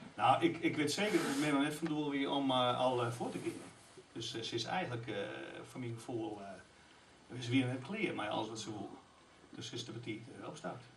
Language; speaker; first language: Dutch; non-native, local second language; Western Frisian